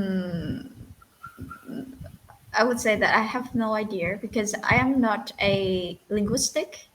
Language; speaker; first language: English; non-native, fluent; Vietnamese